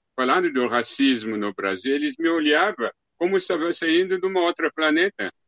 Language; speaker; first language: Portuguese; non-native, fluent; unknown